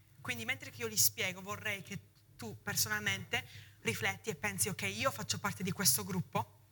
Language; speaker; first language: Italian; early bilingual, heritage; Italian